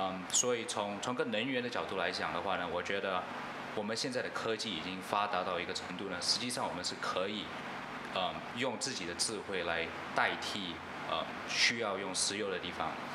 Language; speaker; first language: Chinese; non-native, local second language; English